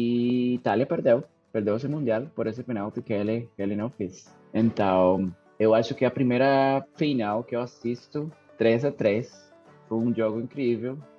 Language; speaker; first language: Portuguese; non-native, fluent; Spanish